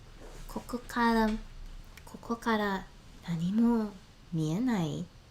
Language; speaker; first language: Japanese; non-native, learner; English